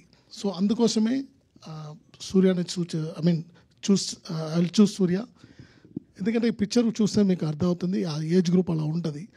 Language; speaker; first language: Telugu; non-native, learner; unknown